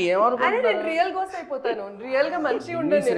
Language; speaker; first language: Telugu; early bilingual, heritage; Telugu